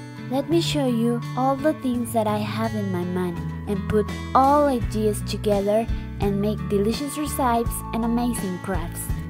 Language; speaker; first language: English; non-native, learner; Spanish